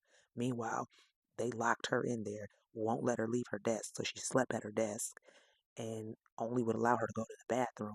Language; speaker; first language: English; native; English